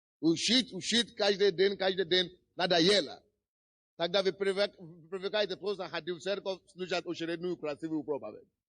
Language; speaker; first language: Russian; non-native, fluent; Yoruba